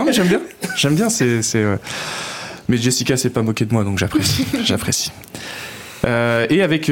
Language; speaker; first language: French; native; French